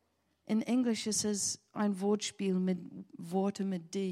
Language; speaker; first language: German; non-native, learner; English